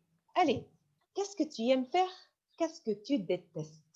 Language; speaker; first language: French; non-native, fluent; Arabic